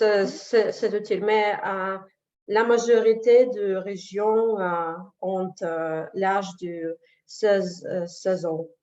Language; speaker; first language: French; non-native, learner; Russian